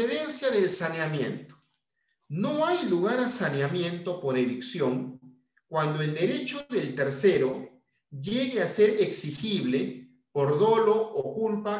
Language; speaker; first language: Spanish; native; Spanish